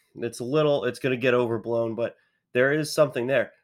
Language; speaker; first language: English; native; English